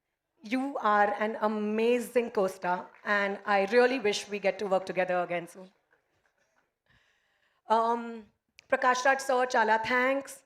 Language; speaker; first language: Telugu; non-native, learner; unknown